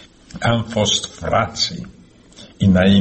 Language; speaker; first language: Romanian; non-native, learner; Slovak